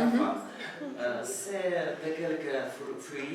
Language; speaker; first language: French; non-native, learner; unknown